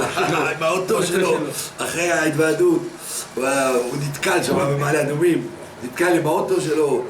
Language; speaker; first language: Hebrew; non-native, fluent; French